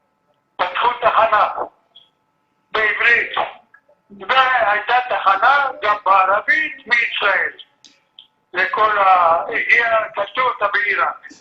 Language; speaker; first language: Hebrew; early bilingual, other home language; Arabic